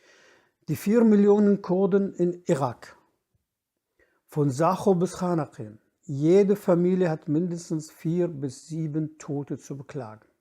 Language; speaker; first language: German; non-native, fluent; Kurdish